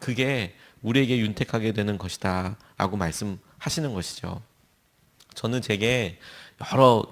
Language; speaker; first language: Korean; native; Korean